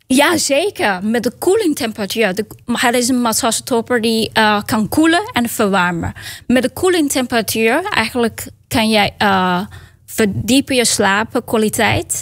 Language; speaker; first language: Dutch; non-native, fluent; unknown